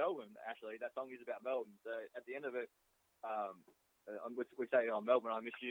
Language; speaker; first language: English; native; English